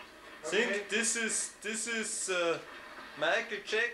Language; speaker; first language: English; non-native, learner; German